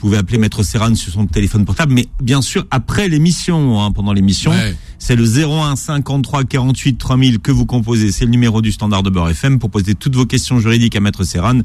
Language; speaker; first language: French; native; French